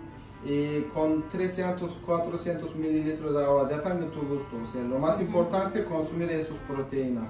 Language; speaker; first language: Spanish; non-native, fluent; Turkish